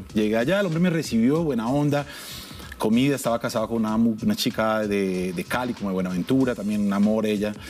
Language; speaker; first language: Spanish; native; Spanish